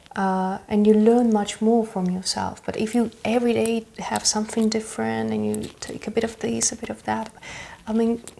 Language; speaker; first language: English; early bilingual, other home language; Russian